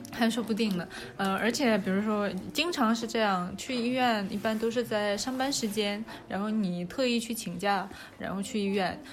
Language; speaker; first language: Chinese; non-native, fluent; Russian